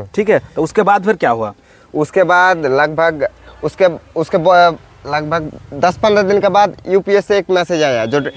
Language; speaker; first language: Hindi; non-native, local second language; Bangla